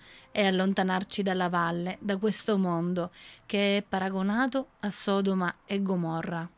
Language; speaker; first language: Italian; native; Italian